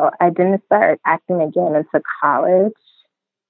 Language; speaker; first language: English; native; English